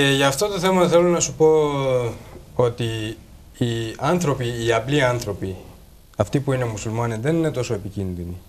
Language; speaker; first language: Greek; non-native, fluent; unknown